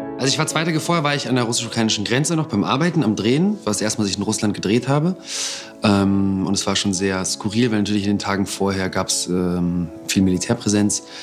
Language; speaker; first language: German; early bilingual, other home language; Russian